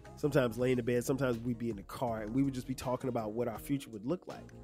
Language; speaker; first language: English; native; English